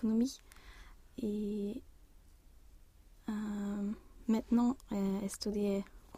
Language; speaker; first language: French; non-native, learner; Swedish